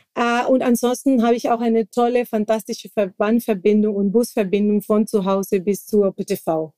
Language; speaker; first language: German; non-native, fluent; Spanish